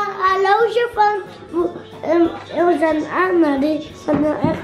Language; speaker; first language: Turkish; early bilingual, heritage; Turkish